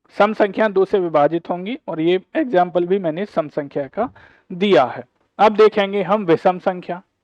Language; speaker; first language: Hindi; native; Hindi